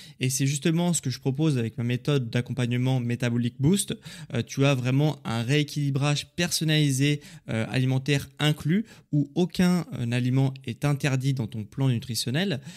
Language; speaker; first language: French; native; French